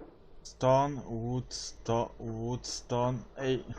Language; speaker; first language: English; non-native, learner; Polish